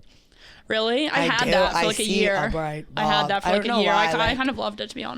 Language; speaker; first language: English; native; English